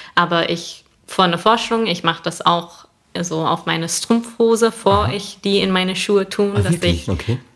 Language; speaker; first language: German; non-native, fluent; English